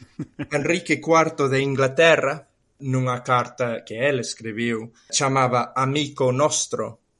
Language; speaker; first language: Galician; non-native, fluent; English